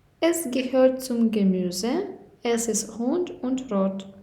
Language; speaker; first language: German; non-native, fluent; Ukrainian